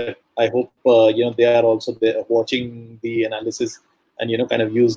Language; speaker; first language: English; non-native, local second language; Hindi